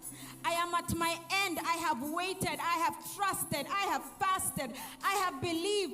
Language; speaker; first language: English; non-native, local second language; Swahili